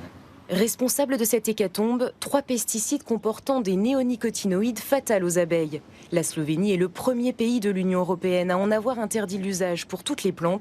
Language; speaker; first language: French; native; French